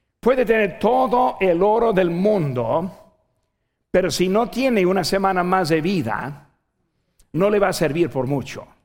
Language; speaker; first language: Spanish; non-native, fluent; English